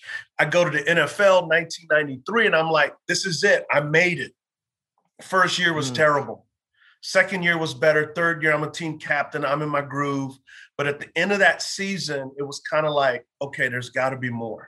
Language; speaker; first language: English; native; English